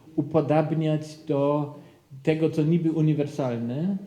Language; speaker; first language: Polish; non-native, fluent; German